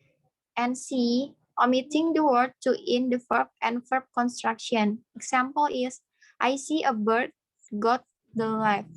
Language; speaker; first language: English; non-native, fluent; Indonesian